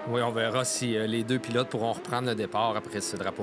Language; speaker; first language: French; native; French